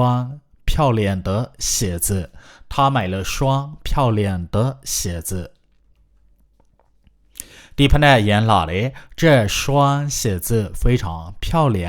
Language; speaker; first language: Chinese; non-native, fluent; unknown